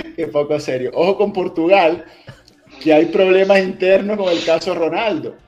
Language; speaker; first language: Spanish; native; Spanish